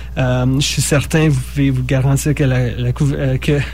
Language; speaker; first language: French; native; French